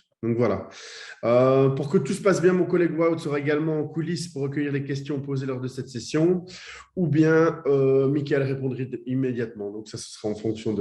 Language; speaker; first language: French; native; French